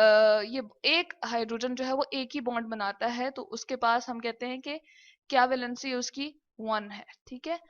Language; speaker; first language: Hindi; non-native, local second language; Punjabi